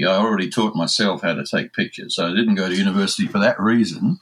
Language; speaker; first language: English; native; English